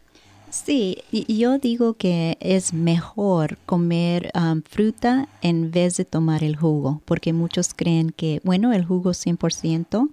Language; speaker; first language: Spanish; early bilingual, heritage; Spanish